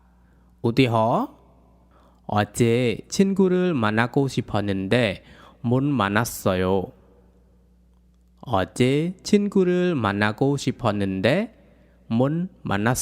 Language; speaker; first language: Korean; non-native, fluent; Khmer